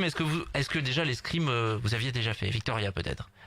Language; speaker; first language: French; native; French